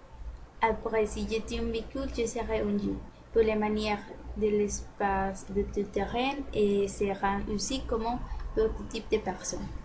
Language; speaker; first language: French; non-native, learner; Spanish